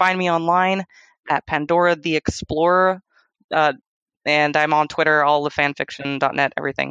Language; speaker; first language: English; native; English